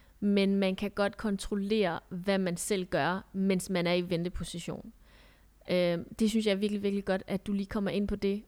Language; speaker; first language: Danish; early bilingual, other home language; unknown